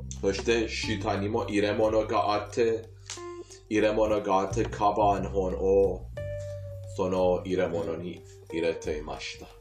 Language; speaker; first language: Japanese; non-native, fluent; Persian